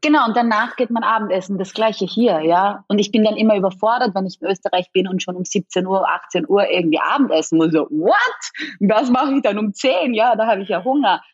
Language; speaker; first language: German; native; German